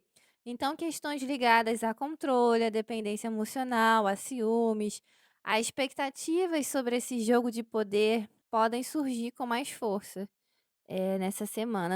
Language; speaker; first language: Portuguese; native; Portuguese